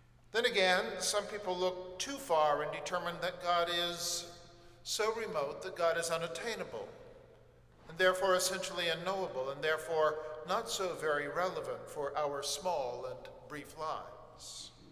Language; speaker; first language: English; native; English